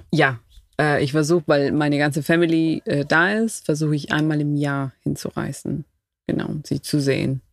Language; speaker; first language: German; non-native, fluent; Spanish